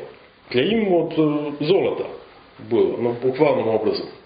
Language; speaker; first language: Russian; non-native, fluent; English